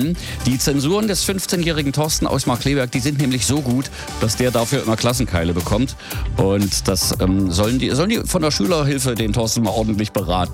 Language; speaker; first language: German; native; German